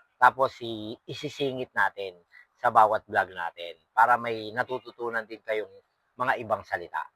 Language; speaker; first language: Filipino; non-native, local second language; Pampanga